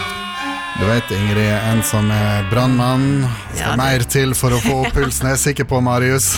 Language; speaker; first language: Norwegian; native; Norwegian